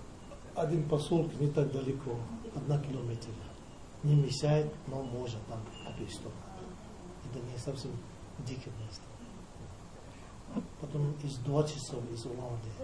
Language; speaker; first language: Russian; non-native, learner; Tibetan